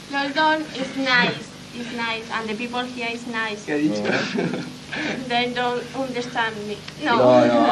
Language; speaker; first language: English; non-native, learner; Spanish